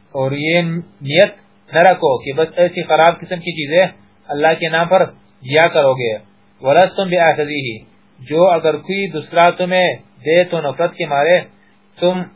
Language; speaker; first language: Urdu; non-native, local second language; Pashto